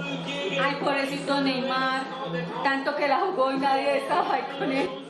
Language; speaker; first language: Spanish; native; Spanish